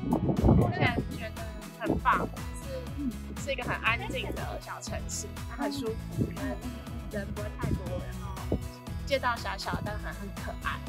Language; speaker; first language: Chinese; native; Chinese